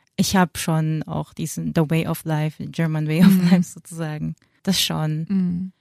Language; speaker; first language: German; early bilingual, other home language; Filipino